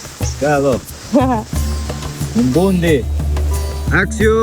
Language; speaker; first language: Spanish; non-native, local second language; Quechua